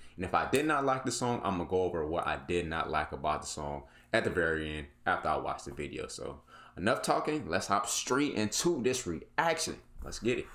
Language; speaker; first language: English; native; English